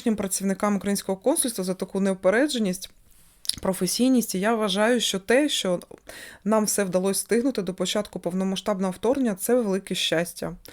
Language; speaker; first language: Ukrainian; non-native, local second language; Russian